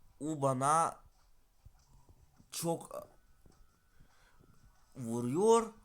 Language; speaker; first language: Turkish; non-native, learner; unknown